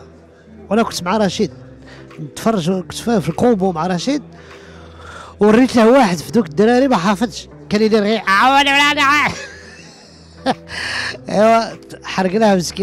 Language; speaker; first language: Arabic; early bilingual, heritage; Arabic